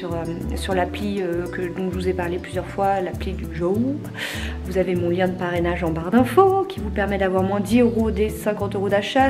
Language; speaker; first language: French; native; French